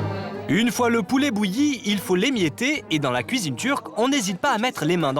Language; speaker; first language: French; native; French